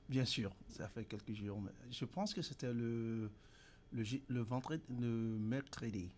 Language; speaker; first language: French; native; French